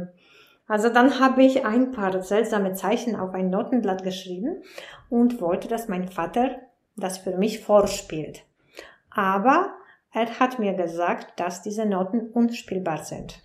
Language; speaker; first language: German; non-native, fluent; Polish